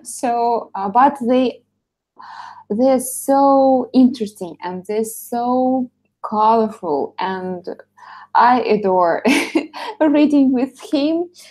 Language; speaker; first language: English; non-native, learner; Russian